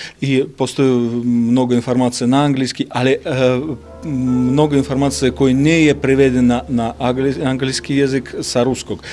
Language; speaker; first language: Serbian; non-native, learner; Russian